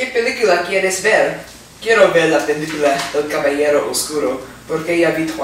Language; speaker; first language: Spanish; non-native, learner; English